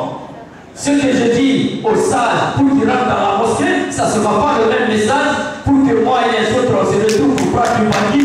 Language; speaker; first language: French; non-native, local second language; Fula